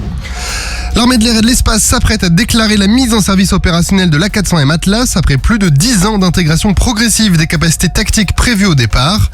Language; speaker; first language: French; native; French